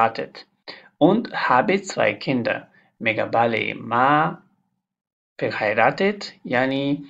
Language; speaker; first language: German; non-native, fluent; Persian